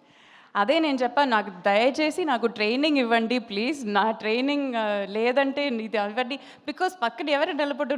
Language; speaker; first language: Telugu; non-native, local second language; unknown